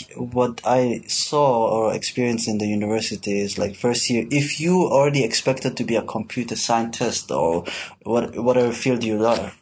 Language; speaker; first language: English; non-native, fluent; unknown